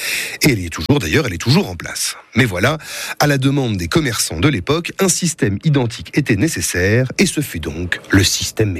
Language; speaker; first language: French; native; French